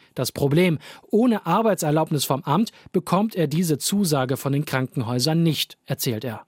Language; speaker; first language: German; native; German